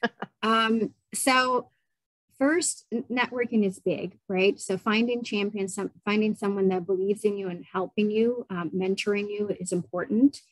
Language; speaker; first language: English; non-native, fluent; Ukrainian